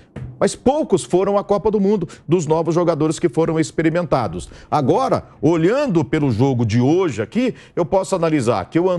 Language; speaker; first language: Portuguese; native; Portuguese